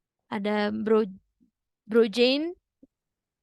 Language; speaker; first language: English; non-native, fluent; Indonesian